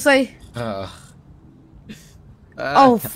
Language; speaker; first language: English; native; English